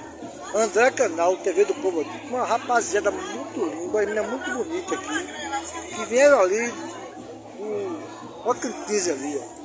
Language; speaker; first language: Portuguese; native; Portuguese